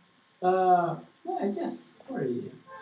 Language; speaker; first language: English; non-native, learner; Portuguese